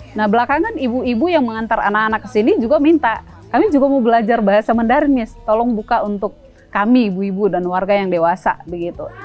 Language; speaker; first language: Indonesian; native; Indonesian